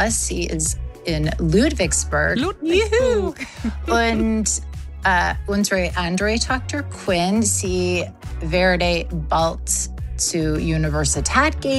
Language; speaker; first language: German; non-native, learner; English